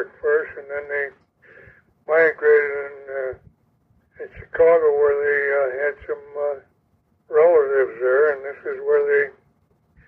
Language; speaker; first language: English; native; English